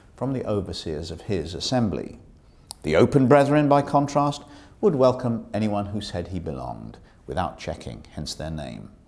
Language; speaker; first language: English; native; English